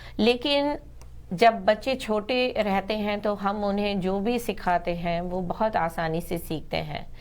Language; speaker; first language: Hindi; native; Hindi